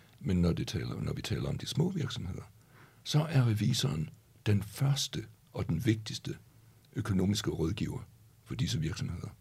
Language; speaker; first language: Danish; native; Danish